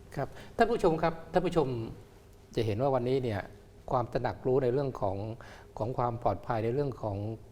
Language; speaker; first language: Thai; native; Thai